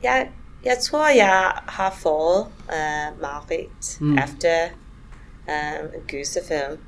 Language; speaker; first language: Danish; non-native, fluent; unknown